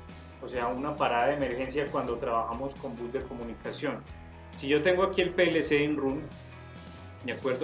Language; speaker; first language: Spanish; native; Spanish